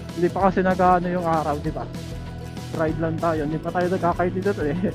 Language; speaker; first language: Filipino; native; Filipino